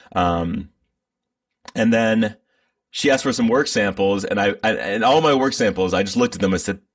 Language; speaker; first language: English; native; English